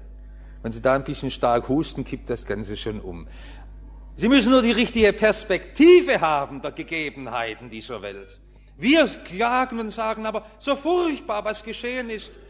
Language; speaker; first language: German; native; German